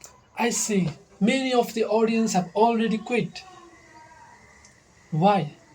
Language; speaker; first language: English; non-native, local second language; Nepali